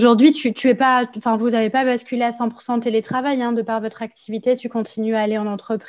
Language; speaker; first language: French; native; French